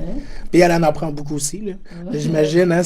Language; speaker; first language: French; native; French